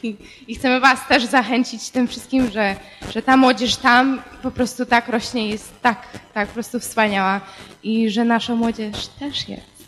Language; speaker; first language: Polish; early bilingual, heritage; Polish